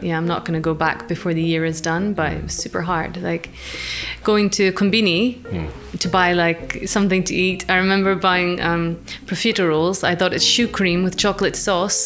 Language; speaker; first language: English; native; English